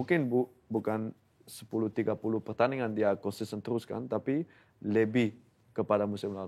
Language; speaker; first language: Indonesian; non-native, fluent; Dutch